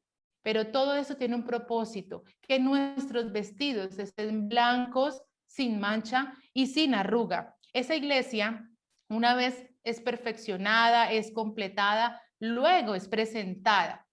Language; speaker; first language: Spanish; native; Spanish